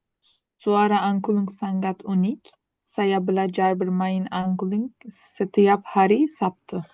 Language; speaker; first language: Indonesian; non-native, learner; Turkish